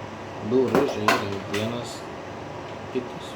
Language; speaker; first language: Lithuanian; non-native, learner; Turkish